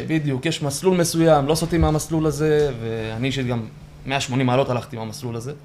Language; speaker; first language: Hebrew; early bilingual, other home language; Russian